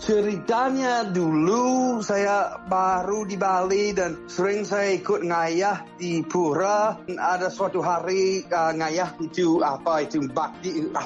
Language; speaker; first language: Indonesian; non-native, fluent; English